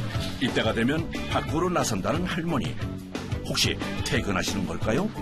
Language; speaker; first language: Korean; native; Korean